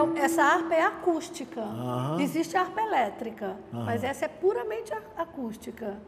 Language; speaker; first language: Portuguese; native; Portuguese